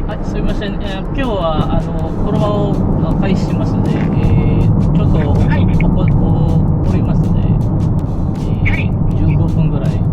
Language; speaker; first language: Japanese; non-native, fluent; Filipino